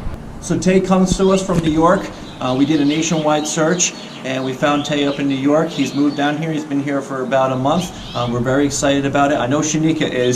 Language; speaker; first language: English; native; English